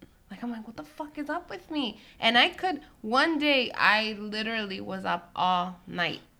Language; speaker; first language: English; early bilingual, other home language; Spanish